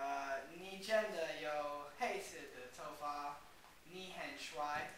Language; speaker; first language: Chinese; non-native, learner; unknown